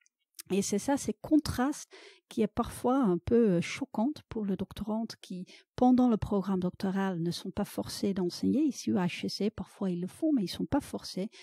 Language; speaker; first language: French; non-native, fluent; Dutch